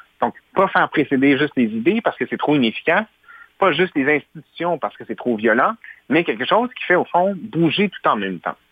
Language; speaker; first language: French; native; French